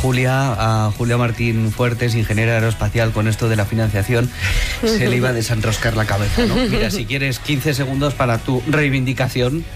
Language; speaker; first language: Spanish; native; Spanish